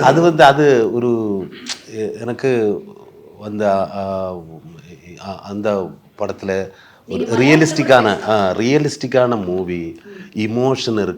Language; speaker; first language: Tamil; non-native, learner; Malayalam